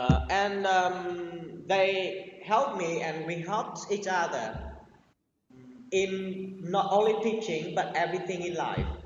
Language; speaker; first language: English; non-native, learner; Vietnamese